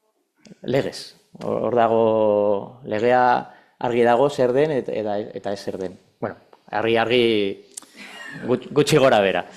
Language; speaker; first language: Basque; non-native, local second language; Spanish